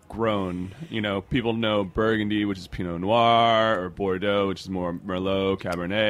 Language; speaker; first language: English; native; English